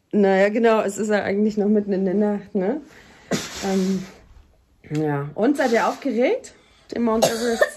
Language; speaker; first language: German; native; German